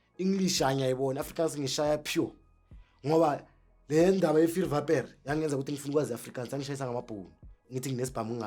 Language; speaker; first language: Zulu; native; Zulu